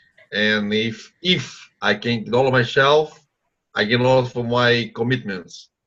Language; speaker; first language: English; non-native, fluent; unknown